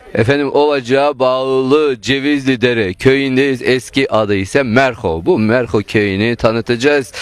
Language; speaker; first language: Turkish; non-native, local second language; Zaza